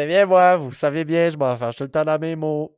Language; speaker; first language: French; native; French